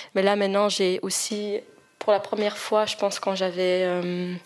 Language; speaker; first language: French; native; French